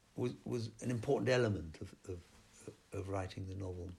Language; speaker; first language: English; native; English